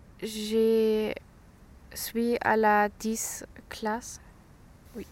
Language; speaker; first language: French; non-native, learner; German